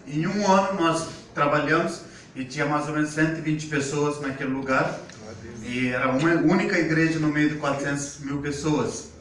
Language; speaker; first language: Portuguese; non-native, fluent; Hindi